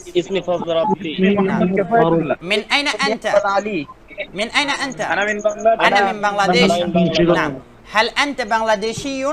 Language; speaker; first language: Arabic; non-native, fluent; Bangla